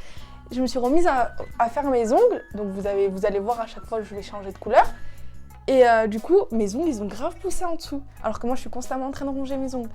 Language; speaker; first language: French; native; French